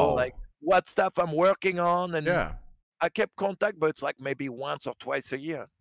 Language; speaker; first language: English; non-native, fluent; French